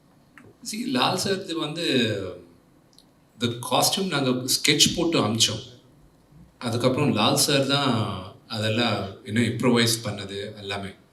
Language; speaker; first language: Tamil; non-native, local second language; Telugu